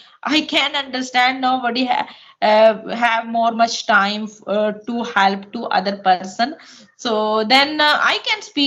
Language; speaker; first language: English; non-native, local second language; Hindi